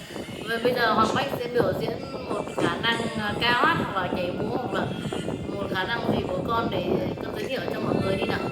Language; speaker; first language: Vietnamese; native; Vietnamese